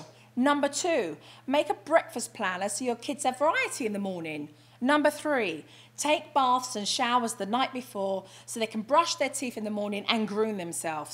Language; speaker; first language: English; native; English